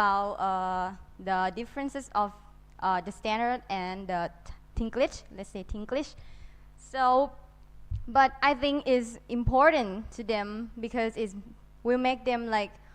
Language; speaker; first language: English; non-native, learner; Thai